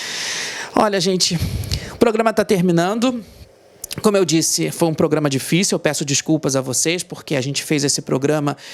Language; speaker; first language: Portuguese; native; Portuguese